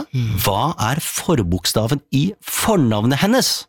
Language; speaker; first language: Norwegian; native; Norwegian